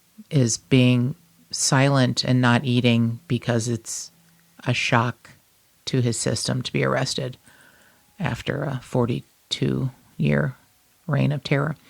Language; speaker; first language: English; native; English